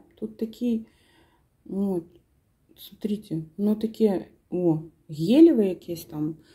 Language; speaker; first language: Ukrainian; non-native, local second language; Russian